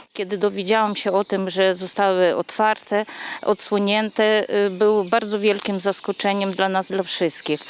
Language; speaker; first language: Polish; early bilingual, heritage; Polish